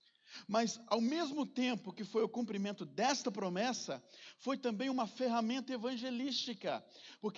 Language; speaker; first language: Portuguese; native; Portuguese